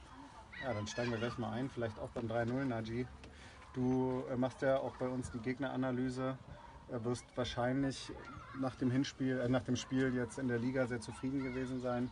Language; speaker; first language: German; native; German